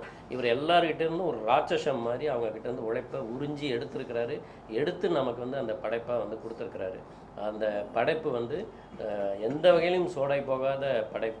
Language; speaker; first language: Tamil; native; Tamil